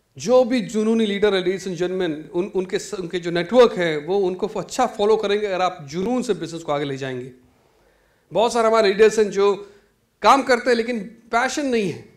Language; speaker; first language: Hindi; non-native, local second language; Malayalam